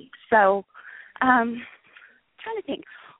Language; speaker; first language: English; native; English